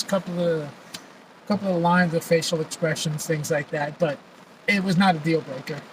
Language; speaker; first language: English; native; English